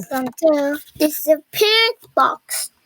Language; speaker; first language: English; non-native, learner; Korean